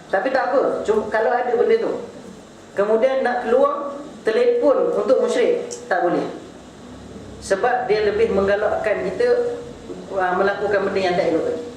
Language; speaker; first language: Malay; native; Malay